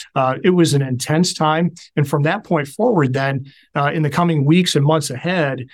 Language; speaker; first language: English; native; English